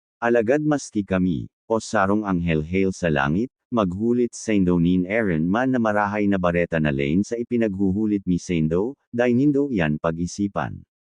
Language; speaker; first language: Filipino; non-native, local second language; Bikol